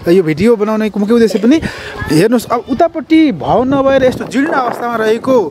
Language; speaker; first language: Nepali; native; Nepali